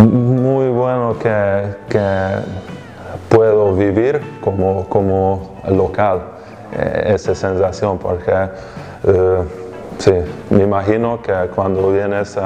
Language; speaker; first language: Spanish; non-native, fluent; Hungarian